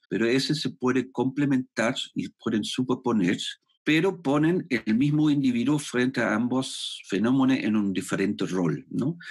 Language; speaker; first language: Spanish; non-native, fluent; German